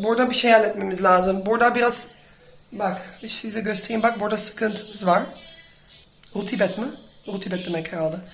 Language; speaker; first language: Turkish; early bilingual, heritage; Turkish